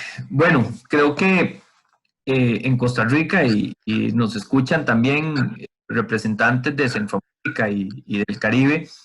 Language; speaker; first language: Spanish; native; Spanish